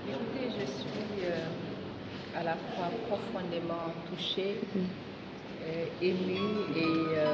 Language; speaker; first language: French; non-native, local second language; Wolof